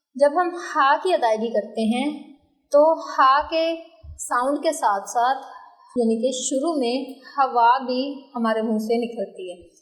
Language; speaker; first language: Urdu; native; Urdu